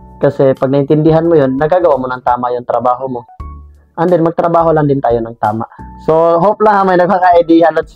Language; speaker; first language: Filipino; native; Filipino